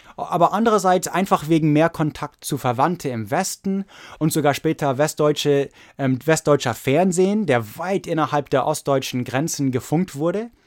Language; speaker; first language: German; non-native, fluent; English